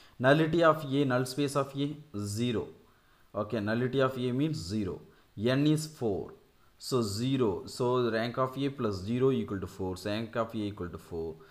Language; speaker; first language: English; non-native, local second language; Tamil